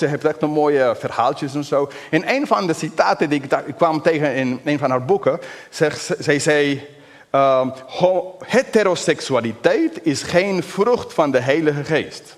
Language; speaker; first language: Dutch; non-native, fluent; English